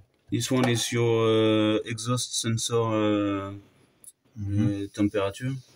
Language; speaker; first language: English; non-native, learner; French